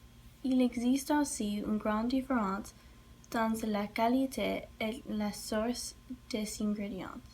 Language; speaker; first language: French; non-native, learner; English